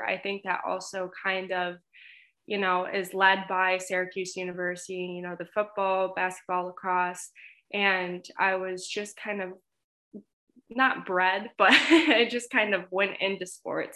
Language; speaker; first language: English; native; English